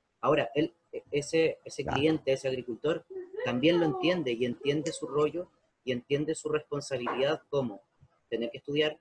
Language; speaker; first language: Spanish; native; Spanish